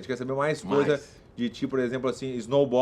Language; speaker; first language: Portuguese; native; Portuguese